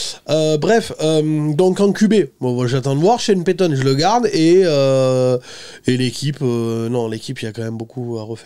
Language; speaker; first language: French; native; French